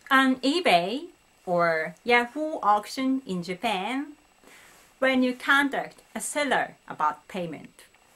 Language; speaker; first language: English; non-native, fluent; Japanese